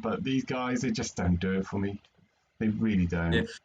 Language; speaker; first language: English; native; English